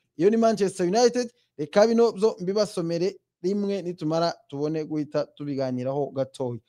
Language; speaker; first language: Kinyarwanda; native; Kinyarwanda